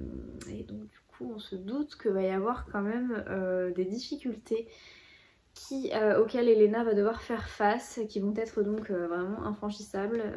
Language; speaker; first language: French; native; French